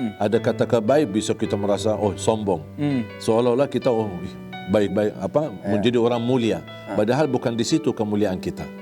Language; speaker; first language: Indonesian; non-native, fluent; Arabic